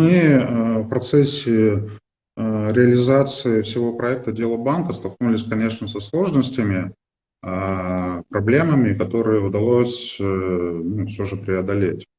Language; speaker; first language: Russian; native; Russian